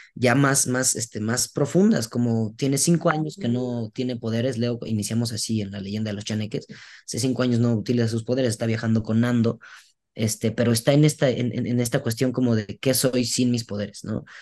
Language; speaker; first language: Spanish; native; Spanish